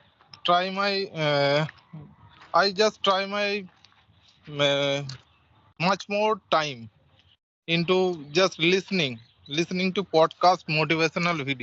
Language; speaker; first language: English; non-native, local second language; Santali